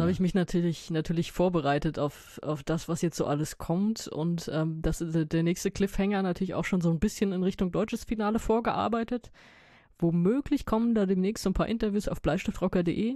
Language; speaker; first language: German; native; German